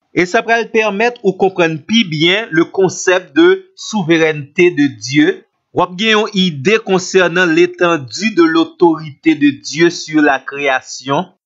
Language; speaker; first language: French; non-native, local second language; Haitian Creole